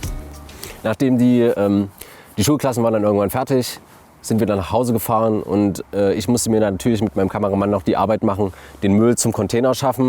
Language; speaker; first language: German; native; German